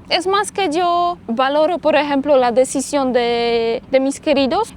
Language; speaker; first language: Spanish; non-native, fluent; Polish